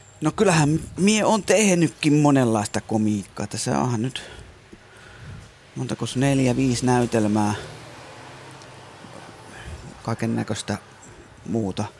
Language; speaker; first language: Finnish; native; Finnish